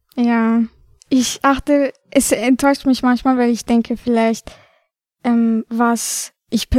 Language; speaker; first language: German; early bilingual, other home language; Albanian